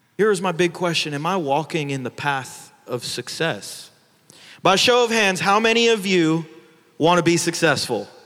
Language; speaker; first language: English; early bilingual, other home language; Filipino